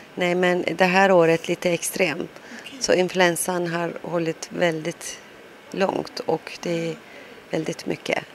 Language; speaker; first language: Swedish; non-native, local second language; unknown